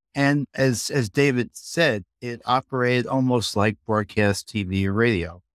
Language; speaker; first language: English; native; English